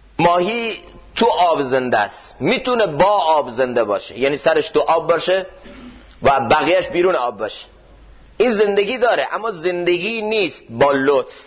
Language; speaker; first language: Persian; native; Persian